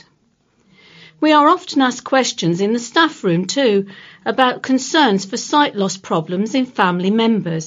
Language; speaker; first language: English; native; English